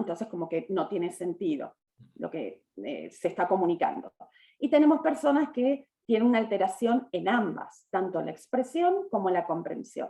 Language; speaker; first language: Spanish; native; Spanish